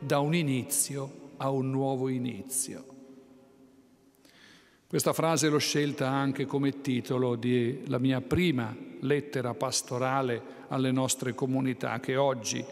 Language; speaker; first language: Italian; native; Italian